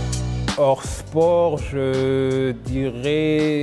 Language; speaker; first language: French; non-native, local second language; Wolof